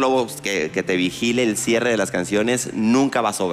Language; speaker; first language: Spanish; native; Spanish